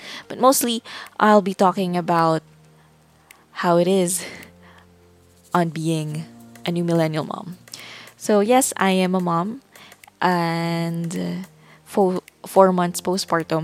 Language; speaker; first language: English; non-native, local second language; Filipino